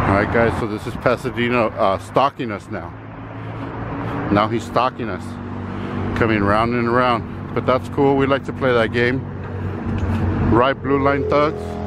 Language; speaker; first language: English; early bilingual, other home language; Spanish